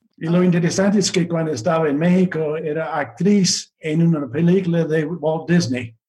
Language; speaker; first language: Spanish; non-native, fluent; English